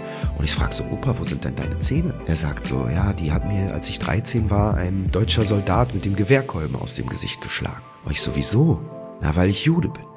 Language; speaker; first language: German; native; German